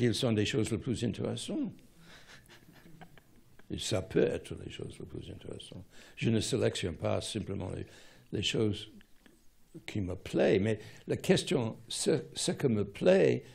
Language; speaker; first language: French; non-native, fluent; English